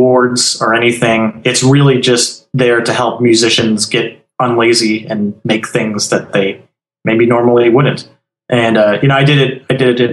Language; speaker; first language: English; native; English